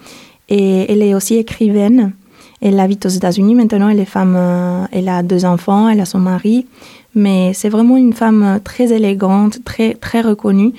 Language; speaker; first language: French; non-native, fluent; Spanish